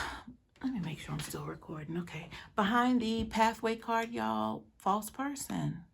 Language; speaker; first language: English; native; English